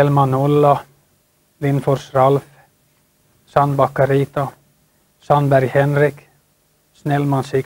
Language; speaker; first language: Swedish; native; Swedish